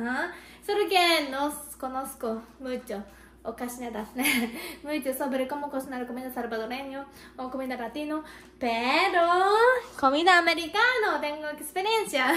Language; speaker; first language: Spanish; non-native, learner; Japanese